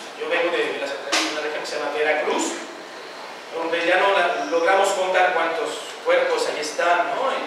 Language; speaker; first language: Spanish; non-native, fluent; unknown